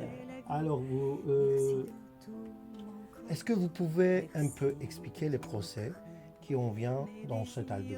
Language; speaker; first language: French; non-native, fluent; Armenian